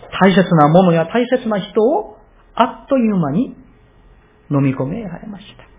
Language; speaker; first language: Japanese; non-native, fluent; Korean